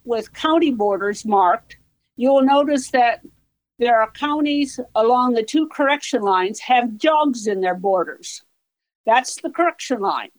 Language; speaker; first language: English; native; English